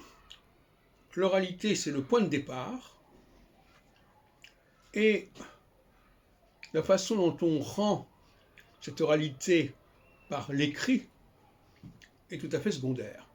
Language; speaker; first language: French; native; French